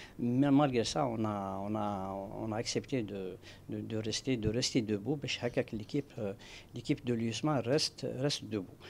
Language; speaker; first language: French; non-native, local second language; Arabic